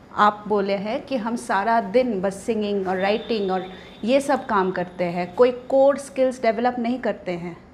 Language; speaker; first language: Hindi; non-native, local second language; Bangla